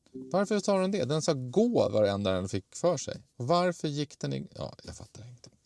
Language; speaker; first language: Swedish; native; Swedish